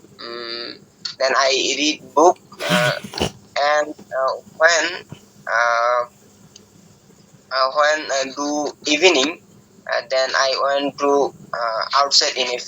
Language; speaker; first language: English; non-native, learner; Bangla